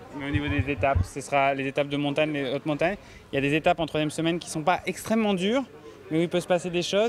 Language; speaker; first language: French; native; French